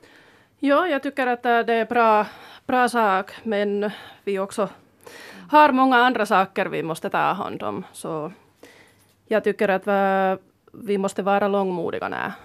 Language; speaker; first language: Swedish; non-native, fluent; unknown